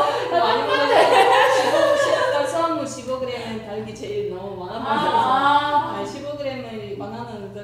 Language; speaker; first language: Korean; non-native, learner; Russian